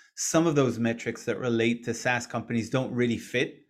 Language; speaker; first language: English; non-native, fluent; Hebrew